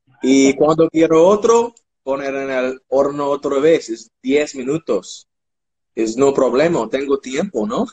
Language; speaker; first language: Spanish; non-native, learner; English